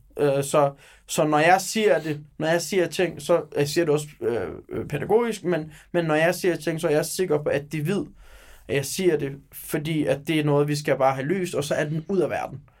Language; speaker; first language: Danish; early bilingual, other home language; Turkish